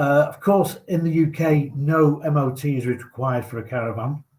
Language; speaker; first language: English; native; English